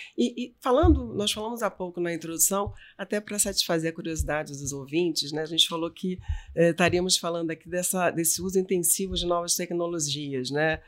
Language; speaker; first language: Portuguese; native; Portuguese